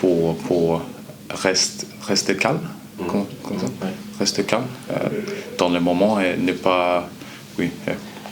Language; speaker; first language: French; non-native, learner; Swedish